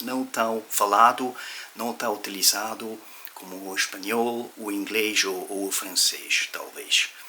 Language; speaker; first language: Portuguese; non-native, fluent; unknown